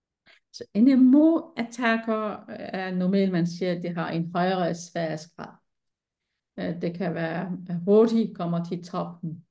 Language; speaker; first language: Danish; non-native, fluent; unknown